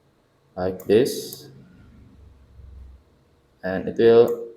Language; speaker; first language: English; non-native, learner; Indonesian